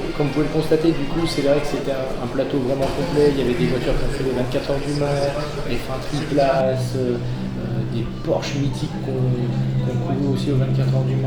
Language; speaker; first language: French; native; French